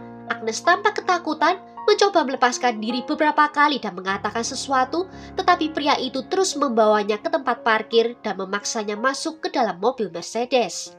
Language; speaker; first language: Indonesian; native; Indonesian